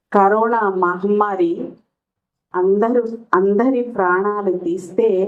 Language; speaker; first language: Telugu; non-native, local second language; Lambadi